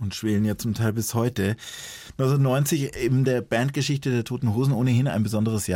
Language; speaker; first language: German; native; German